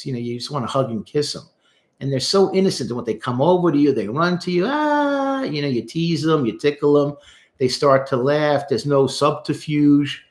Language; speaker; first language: English; native; English